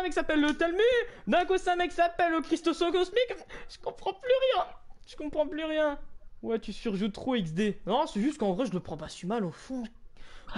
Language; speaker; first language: French; native; French